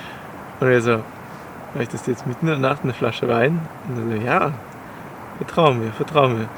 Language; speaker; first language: German; native; German